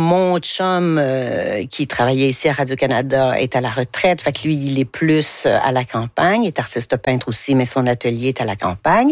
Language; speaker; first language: French; native; French